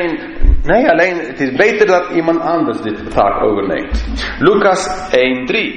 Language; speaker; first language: Dutch; non-native, fluent; English